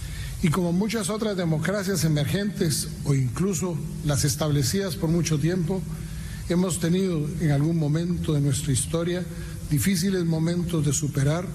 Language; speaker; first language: Spanish; native; Spanish